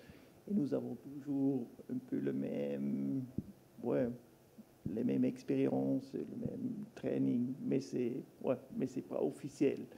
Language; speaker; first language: French; non-native, local second language; German